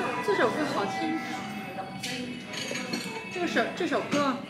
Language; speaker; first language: Chinese; non-native, fluent; Vietnamese